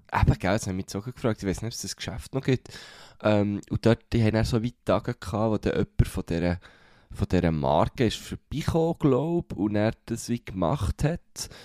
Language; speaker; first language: German; native; German